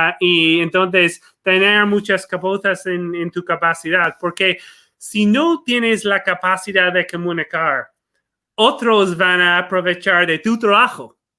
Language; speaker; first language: Spanish; non-native, fluent; English